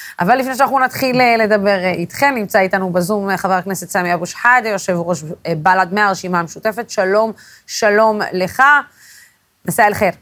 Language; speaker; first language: Hebrew; non-native, local second language; Arabic